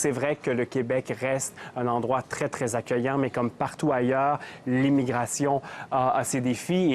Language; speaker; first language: French; native; French